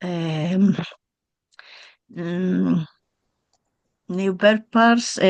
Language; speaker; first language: English; non-native, learner; Spanish